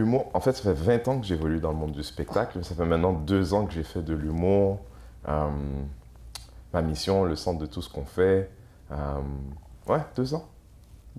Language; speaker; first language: French; early bilingual, other home language; Haitian Creole